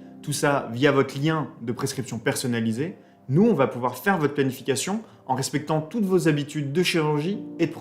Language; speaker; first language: French; native; French